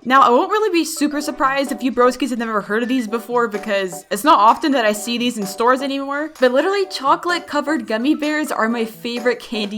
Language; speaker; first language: English; native; English